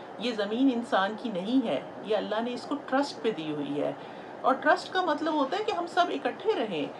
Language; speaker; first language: Urdu; native; Urdu